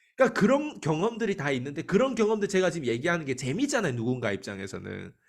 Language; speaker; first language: Korean; native; Korean